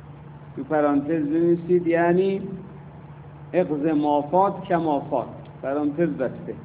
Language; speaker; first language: Persian; native; Persian